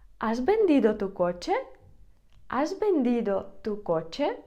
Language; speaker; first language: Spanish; non-native, fluent; Ukrainian